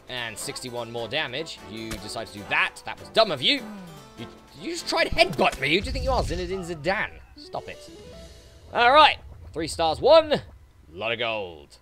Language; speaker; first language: English; native; English